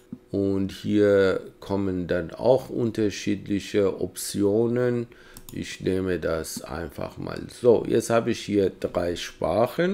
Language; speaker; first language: German; non-native, fluent; Persian